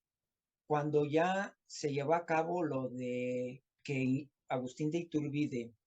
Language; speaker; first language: Spanish; native; Spanish